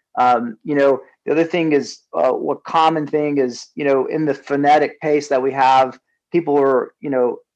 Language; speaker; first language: English; native; English